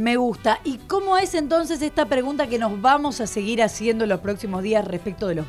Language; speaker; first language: Spanish; native; Spanish